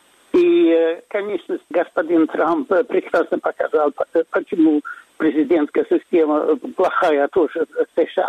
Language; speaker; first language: Russian; non-native, fluent; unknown